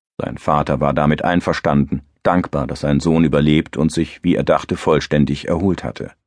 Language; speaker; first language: German; native; German